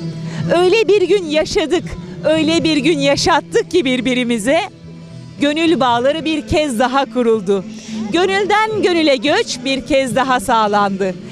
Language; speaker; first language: Turkish; native; Turkish